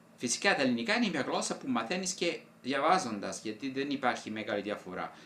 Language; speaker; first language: Greek; non-native, fluent; Italian